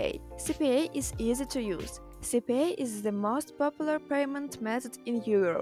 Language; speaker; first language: English; non-native, learner; Russian